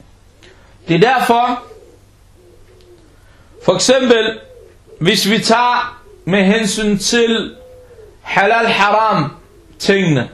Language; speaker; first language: Danish; early bilingual, other home language; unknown